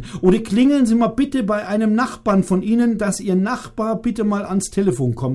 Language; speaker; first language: German; native; German